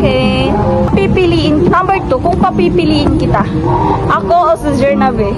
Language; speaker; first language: Filipino; non-native, local second language; Cebuano